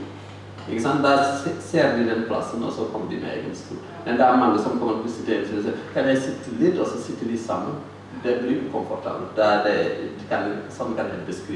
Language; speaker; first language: Norwegian; non-native, fluent; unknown